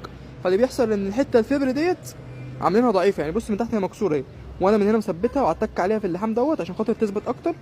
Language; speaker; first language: Arabic; native; Arabic